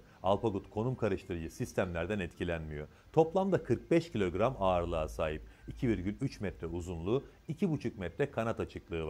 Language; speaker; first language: Turkish; native; Turkish